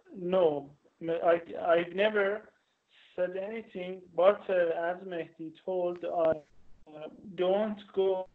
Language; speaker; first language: English; non-native, learner; Persian